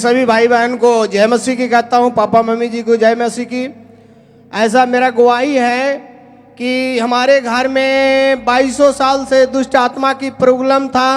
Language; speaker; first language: Hindi; non-native, local second language; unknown